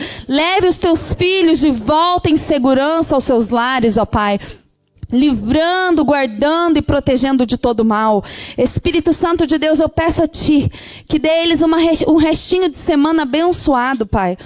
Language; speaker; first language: Portuguese; native; Portuguese